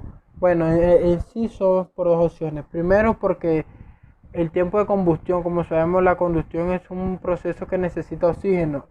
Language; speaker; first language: Spanish; native; Spanish